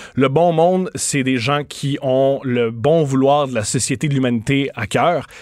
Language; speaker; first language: French; native; French